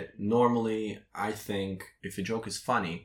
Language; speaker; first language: English; non-native, fluent; Russian